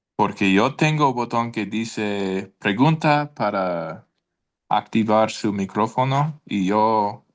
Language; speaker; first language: Spanish; non-native, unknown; English